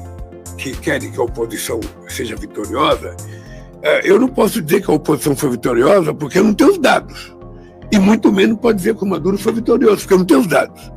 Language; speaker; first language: Portuguese; native; Portuguese